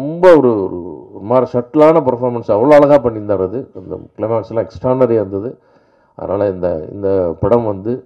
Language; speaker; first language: Tamil; native; Tamil